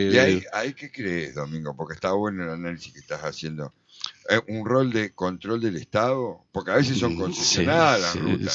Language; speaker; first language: Spanish; native; Spanish